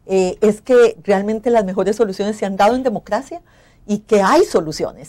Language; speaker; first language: Spanish; native; Spanish